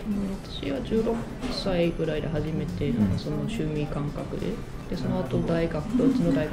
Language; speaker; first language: Japanese; non-native, fluent; German